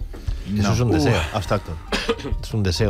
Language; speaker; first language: Spanish; native; Spanish